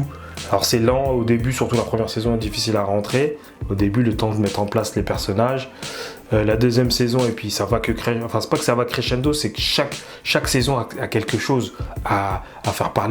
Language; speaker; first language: French; native; French